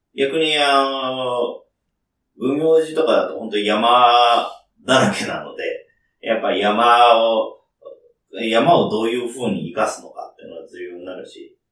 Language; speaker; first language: Japanese; native; Japanese